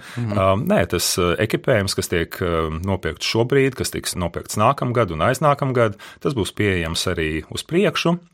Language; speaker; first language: Latvian; native; Latvian